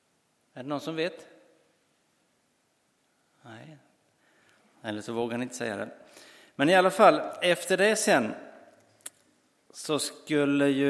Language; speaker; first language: Swedish; native; Swedish